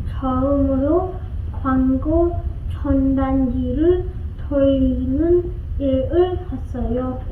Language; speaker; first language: Korean; early bilingual, heritage; Korean